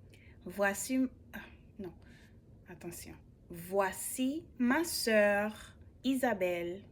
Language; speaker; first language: French; non-native, learner; English